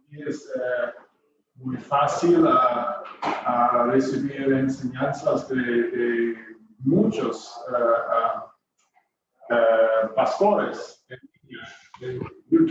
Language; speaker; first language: Spanish; non-native, fluent; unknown